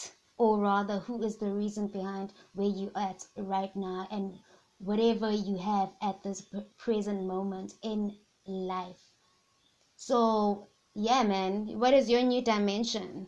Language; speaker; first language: English; non-native, local second language; Zulu